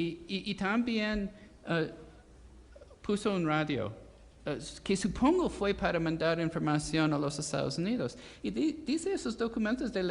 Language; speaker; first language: Spanish; non-native, fluent; English